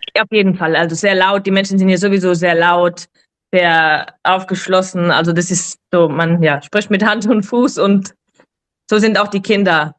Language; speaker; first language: German; native; German